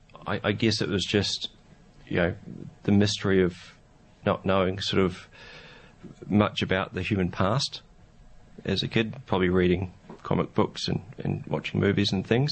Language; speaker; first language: English; native; English